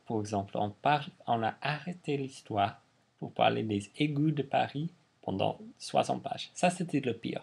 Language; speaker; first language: French; non-native, fluent; English